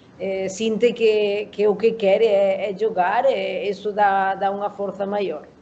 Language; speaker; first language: Portuguese; non-native, learner; Spanish